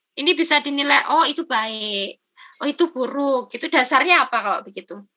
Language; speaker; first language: Indonesian; non-native, local second language; Javanese